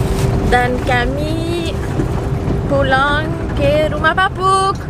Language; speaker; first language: Indonesian; non-native, learner; French